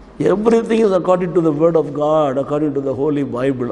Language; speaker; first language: English; non-native, local second language; Tamil